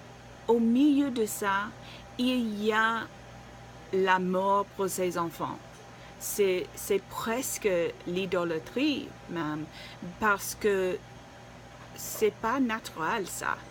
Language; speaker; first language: French; non-native, learner; English